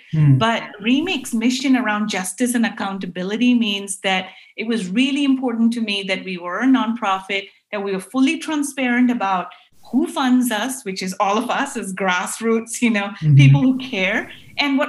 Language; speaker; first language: English; non-native, local second language; Urdu